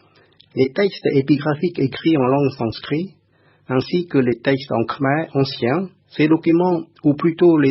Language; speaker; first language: French; non-native, fluent; Khmer